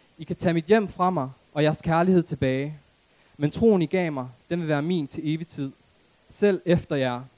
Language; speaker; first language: Danish; early bilingual, other home language; Arabic